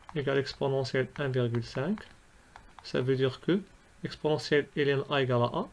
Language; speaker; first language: French; non-native, local second language; Arabic